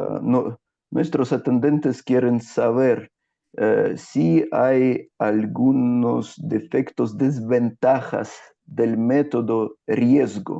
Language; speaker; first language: Spanish; non-native, fluent; Russian